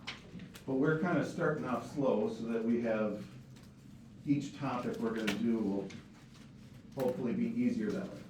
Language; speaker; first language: English; native; English